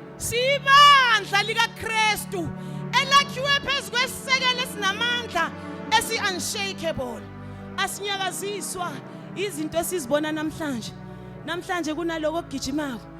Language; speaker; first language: Zulu; non-native, local second language; South Ndebele